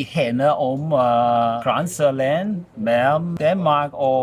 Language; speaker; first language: Danish; non-native, learner; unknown